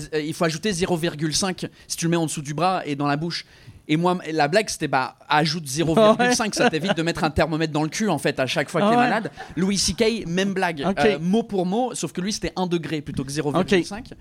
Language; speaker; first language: French; non-native, fluent; English